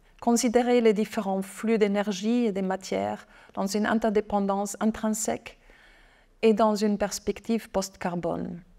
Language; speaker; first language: French; non-native, fluent; German